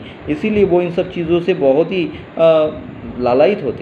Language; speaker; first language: Hindi; native; Hindi